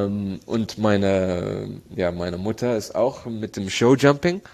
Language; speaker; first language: German; non-native, learner; Arabic